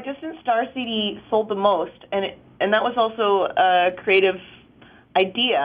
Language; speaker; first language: English; native; English